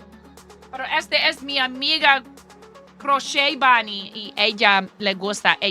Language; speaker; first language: Spanish; non-native, learner; English